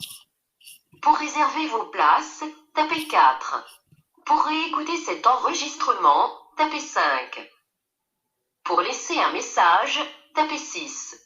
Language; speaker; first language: French; native; French